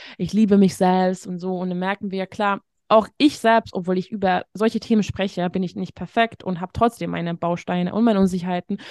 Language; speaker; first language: German; non-native, fluent; Hungarian